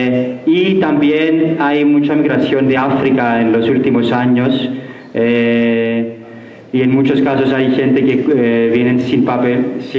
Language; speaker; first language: Spanish; non-native, fluent; Greek